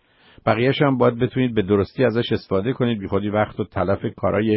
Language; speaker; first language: Persian; native; Persian